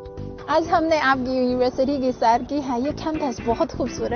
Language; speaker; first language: Hindi; non-native, fluent; Chinese